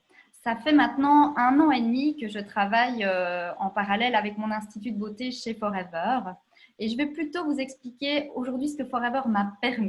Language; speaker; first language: French; native; French